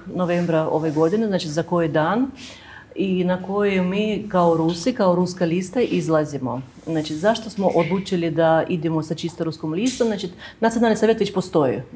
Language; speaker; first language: Serbian; non-native, fluent; Russian